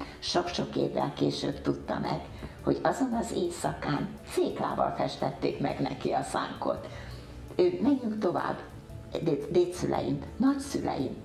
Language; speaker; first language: Hungarian; early bilingual, heritage; Hungarian